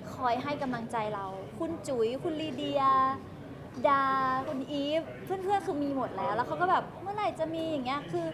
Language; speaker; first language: Thai; native; Thai